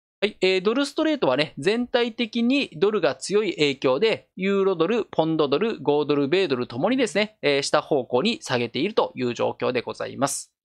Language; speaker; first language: Japanese; native; Japanese